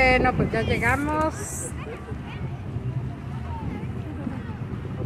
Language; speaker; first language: Spanish; native; Spanish